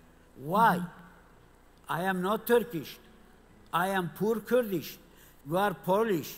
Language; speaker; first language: English; non-native, learner; Kurdish